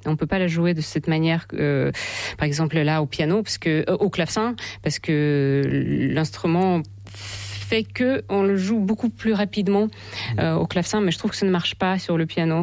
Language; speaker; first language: French; non-native, fluent; Russian